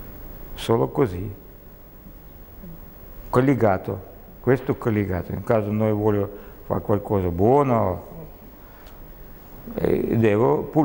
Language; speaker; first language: Italian; non-native, learner; Russian